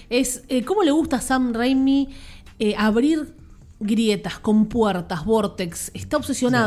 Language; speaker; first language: Spanish; native; Spanish